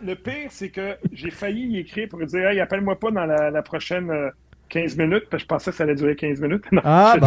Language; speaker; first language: French; native; French